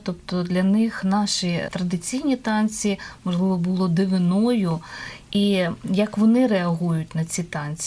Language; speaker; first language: Ukrainian; native; Ukrainian